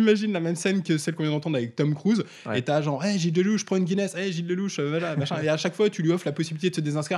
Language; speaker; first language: French; native; French